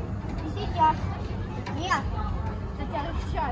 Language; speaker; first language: Russian; early bilingual, heritage; Russian